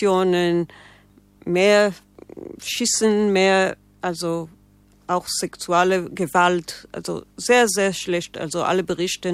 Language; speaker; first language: German; non-native, learner; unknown